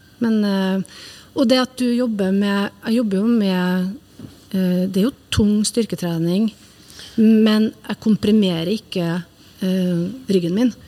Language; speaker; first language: Norwegian; native; Norwegian